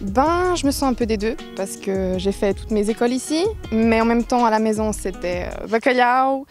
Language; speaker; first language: French; native; French